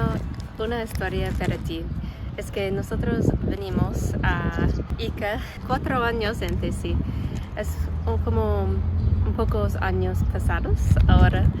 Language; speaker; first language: Spanish; non-native, learner; English